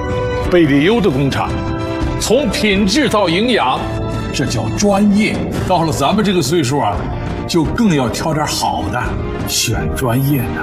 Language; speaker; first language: Chinese; native; Chinese